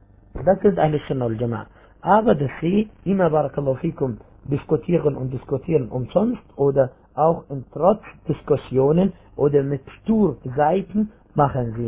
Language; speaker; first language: German; non-native, fluent; Arabic